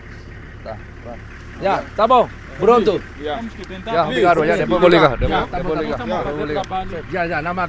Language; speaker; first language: Portuguese; non-native, learner; Vietnamese